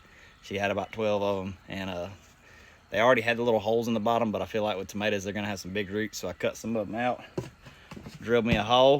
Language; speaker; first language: English; native; English